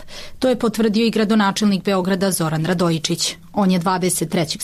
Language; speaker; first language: Serbian; native; Serbian